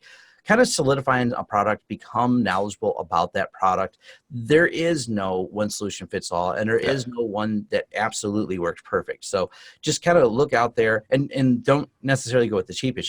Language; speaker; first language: English; native; English